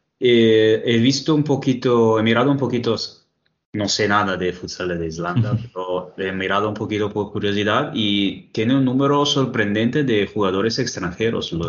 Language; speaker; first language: Spanish; non-native, fluent; Italian